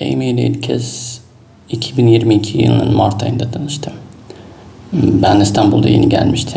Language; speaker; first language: Turkish; non-native, fluent; Russian